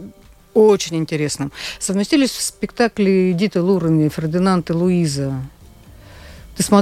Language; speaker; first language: Russian; native; Russian